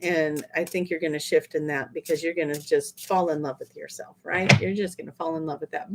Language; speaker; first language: English; native; English